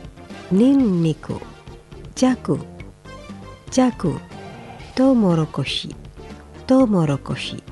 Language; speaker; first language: Japanese; non-native, fluent; Indonesian